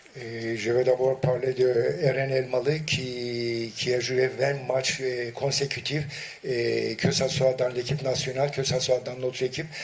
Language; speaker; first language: French; non-native, fluent; Turkish